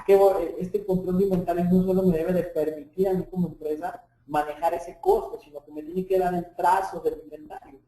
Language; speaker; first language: Spanish; native; Spanish